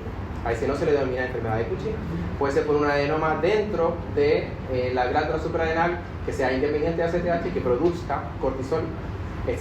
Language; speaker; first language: Spanish; native; Spanish